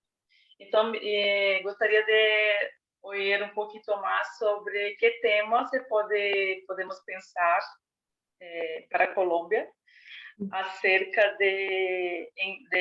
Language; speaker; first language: Spanish; non-native, fluent; Portuguese